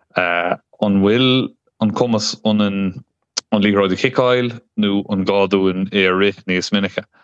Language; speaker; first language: Irish; non-native, local second language; English